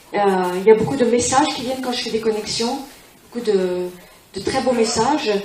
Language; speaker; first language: French; non-native, fluent; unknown